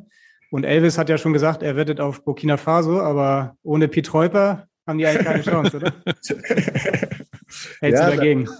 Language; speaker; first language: German; native; German